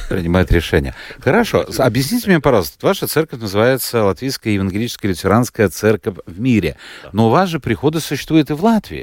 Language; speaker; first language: Russian; native; Russian